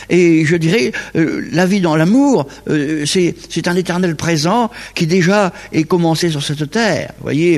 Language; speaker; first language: French; native; French